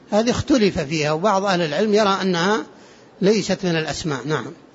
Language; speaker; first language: Arabic; native; Arabic